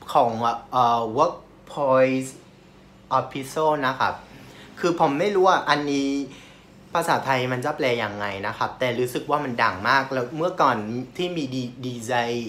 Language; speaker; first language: Thai; non-native, fluent; Vietnamese